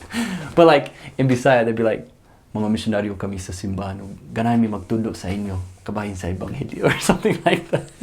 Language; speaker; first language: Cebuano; non-native, fluent; English